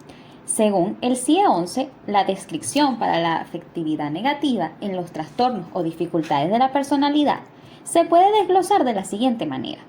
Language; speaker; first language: Spanish; native; Spanish